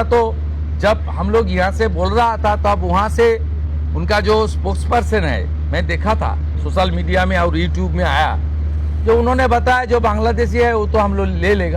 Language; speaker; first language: Hindi; non-native, local second language; Bangla